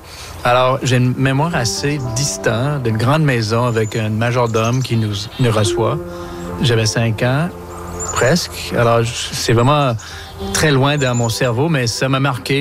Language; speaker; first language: French; non-native, local second language; English